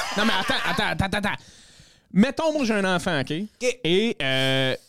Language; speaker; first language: French; native; French